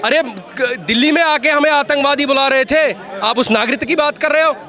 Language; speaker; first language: Hindi; native; Hindi